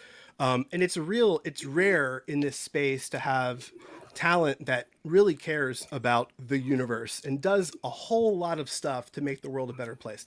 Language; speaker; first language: English; native; English